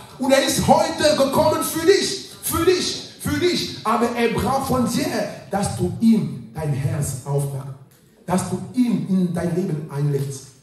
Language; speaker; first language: German; non-native, fluent; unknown